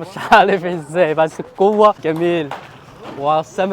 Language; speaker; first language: Arabic; non-native, fluent; Chinese